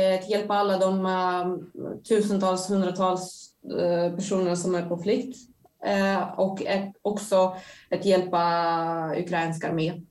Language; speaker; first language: Swedish; non-native, fluent; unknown